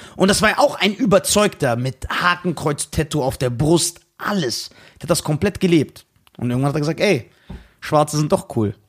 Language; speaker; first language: German; early bilingual, other home language; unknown